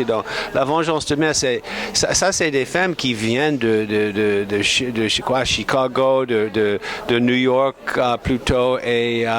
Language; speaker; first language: French; non-native, fluent; English